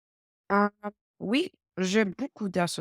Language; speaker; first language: French; non-native, learner; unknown